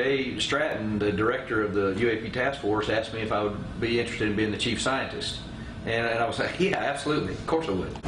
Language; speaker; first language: English; native; English